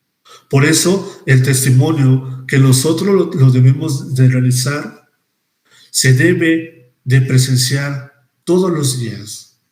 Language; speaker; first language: Spanish; native; Spanish